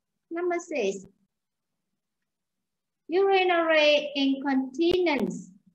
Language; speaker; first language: English; non-native, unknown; Vietnamese